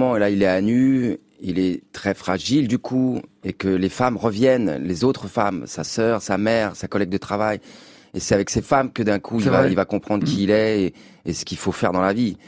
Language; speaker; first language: French; native; French